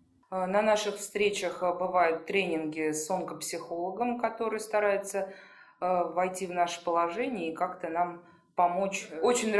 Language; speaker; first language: Russian; native; Russian